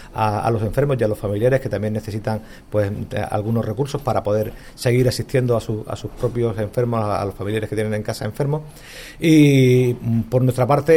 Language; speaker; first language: Spanish; native; Spanish